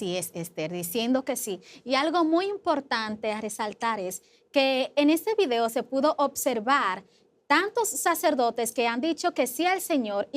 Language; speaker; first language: Spanish; native; Spanish